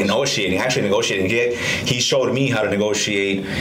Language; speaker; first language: English; early bilingual, other home language; Spanish